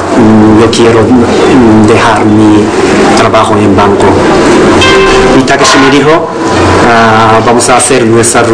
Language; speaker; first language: Spanish; non-native, learner; Japanese